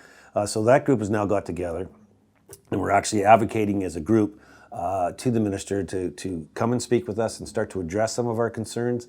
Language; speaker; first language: English; native; English